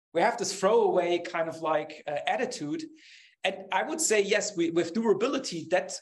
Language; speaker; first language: English; non-native, fluent; German